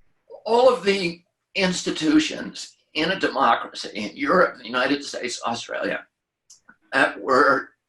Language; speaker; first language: English; native; English